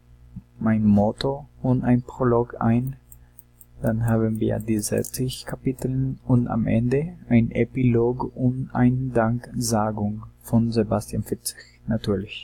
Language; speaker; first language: German; non-native, learner; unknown